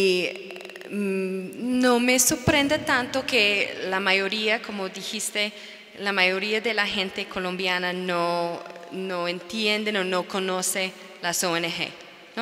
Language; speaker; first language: Spanish; non-native, fluent; English